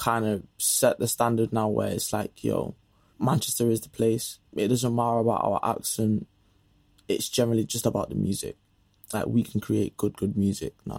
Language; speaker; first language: English; native; English